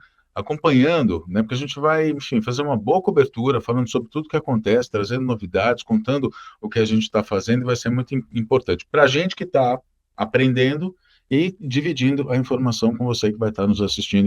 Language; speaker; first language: Portuguese; native; Portuguese